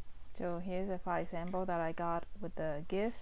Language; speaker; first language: English; non-native, fluent; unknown